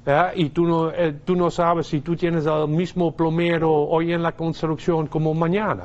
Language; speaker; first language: Spanish; non-native, fluent; Dutch